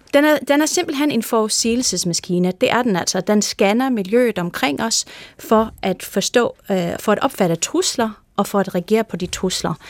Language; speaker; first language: Danish; non-native, fluent; English